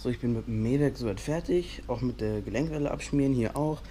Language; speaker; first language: German; native; German